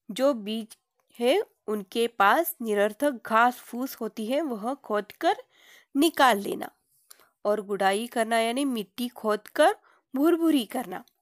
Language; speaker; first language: Hindi; non-native, local second language; Marathi